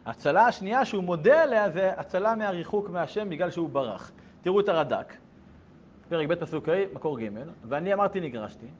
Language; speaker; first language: Hebrew; native; Hebrew